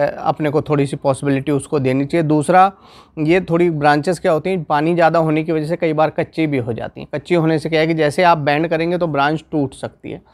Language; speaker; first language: Hindi; non-native, local second language; Gujarati